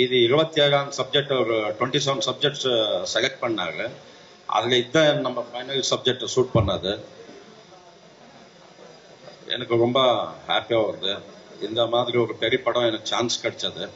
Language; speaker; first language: Tamil; non-native, learner; Kannada